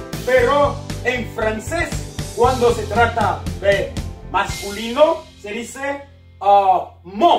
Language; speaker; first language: Spanish; non-native, fluent; Haitian Creole